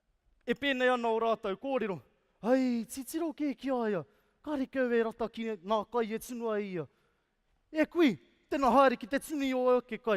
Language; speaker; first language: Māori; non-native, fluent; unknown